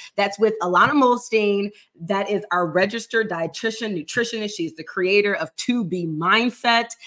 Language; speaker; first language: English; native; English